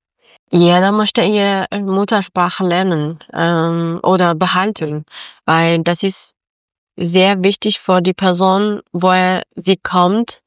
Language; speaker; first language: German; non-native, learner; Persian